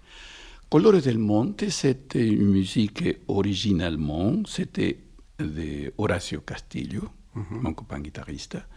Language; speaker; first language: French; non-native, fluent; Spanish